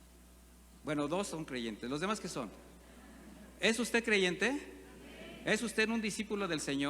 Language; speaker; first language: Spanish; native; Spanish